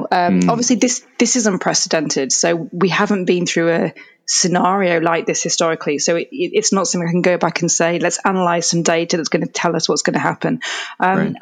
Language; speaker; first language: English; native; English